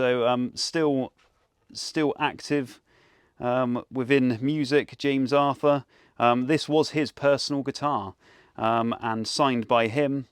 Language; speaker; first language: English; native; English